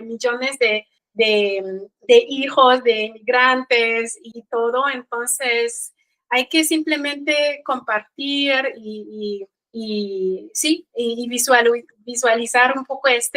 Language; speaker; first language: Spanish; non-native, fluent; Kikuyu